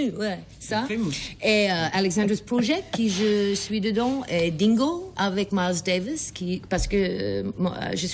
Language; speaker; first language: French; non-native, learner; English